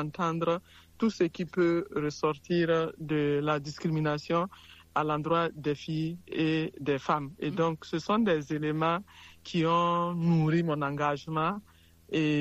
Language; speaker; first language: French; non-native, local second language; Mossi